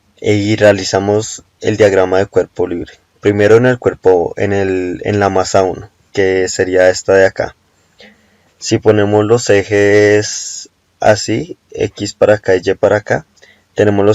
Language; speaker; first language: Spanish; native; Spanish